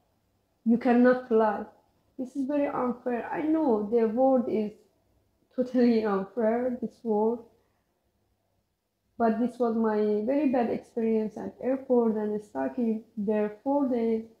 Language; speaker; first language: English; non-native, learner; Persian